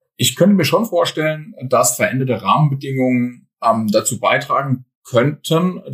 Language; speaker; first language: German; native; German